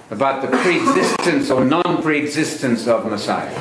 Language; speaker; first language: English; native; English